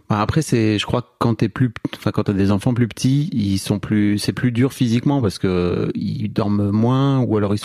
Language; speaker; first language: French; native; French